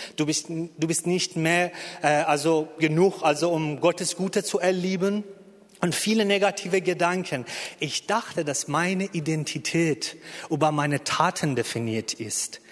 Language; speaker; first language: German; non-native, fluent; Persian